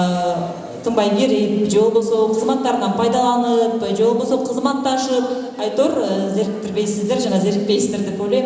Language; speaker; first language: Kyrgyz; native; Kyrgyz